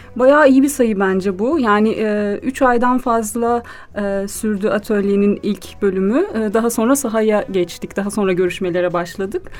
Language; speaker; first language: Turkish; native; Turkish